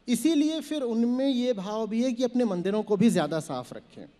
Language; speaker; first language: Hindi; native; Hindi